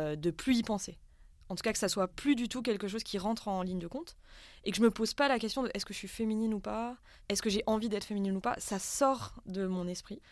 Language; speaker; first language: French; native; French